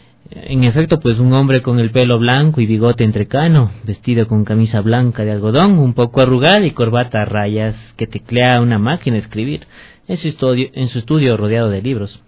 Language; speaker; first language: Spanish; native; Spanish